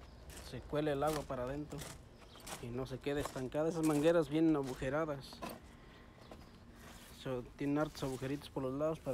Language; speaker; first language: Spanish; native; Spanish